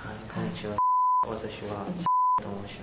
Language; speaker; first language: Japanese; non-native, learner; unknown